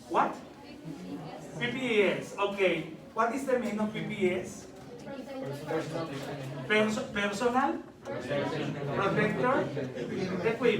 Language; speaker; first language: English; non-native, learner; Spanish